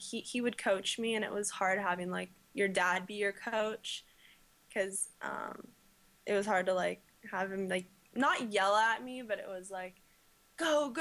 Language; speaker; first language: English; native; English